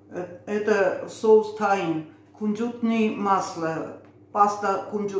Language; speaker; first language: Russian; non-native, fluent; Armenian